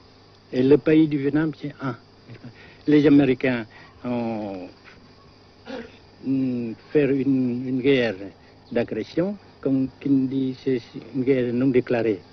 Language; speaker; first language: French; non-native, fluent; Vietnamese